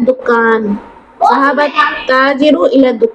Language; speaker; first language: Arabic; non-native, fluent; Urdu